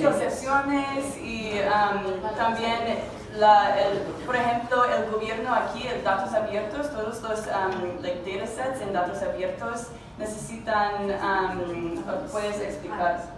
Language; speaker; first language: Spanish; non-native, learner; English